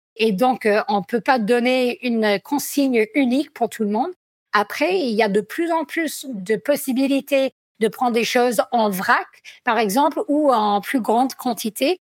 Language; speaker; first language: French; non-native, fluent; English